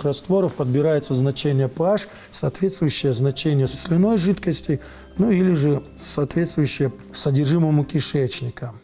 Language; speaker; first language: Russian; native; Russian